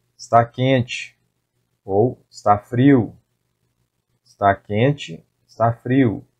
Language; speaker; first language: Portuguese; native; Portuguese